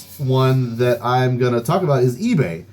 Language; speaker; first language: English; native; English